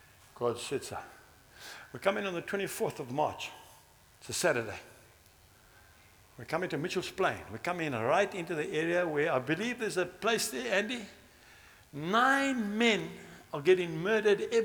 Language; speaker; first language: English; native; English